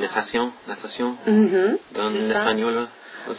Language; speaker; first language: French; non-native, learner; English